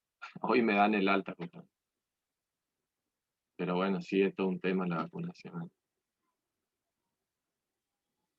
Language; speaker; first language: Spanish; native; Spanish